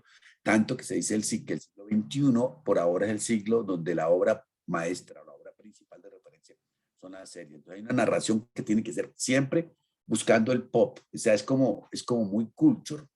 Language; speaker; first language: Spanish; native; Spanish